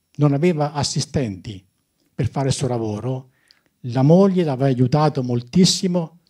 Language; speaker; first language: Italian; native; Italian